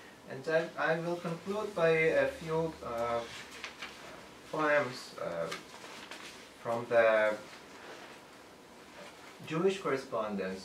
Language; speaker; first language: English; non-native, fluent; Ukrainian